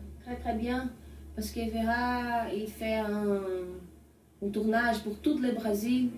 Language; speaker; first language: French; non-native, learner; Portuguese